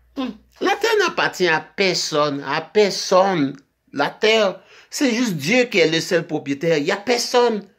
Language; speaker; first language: French; non-native, local second language; Haitian Creole